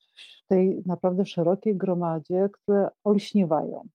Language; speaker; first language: Polish; native; Polish